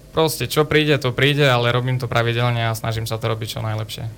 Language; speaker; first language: Slovak; non-native, local second language; Rusyn